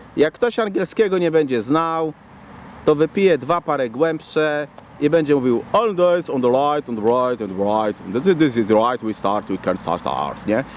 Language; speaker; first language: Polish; native; Polish